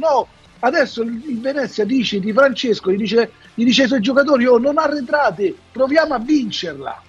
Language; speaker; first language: Italian; native; Italian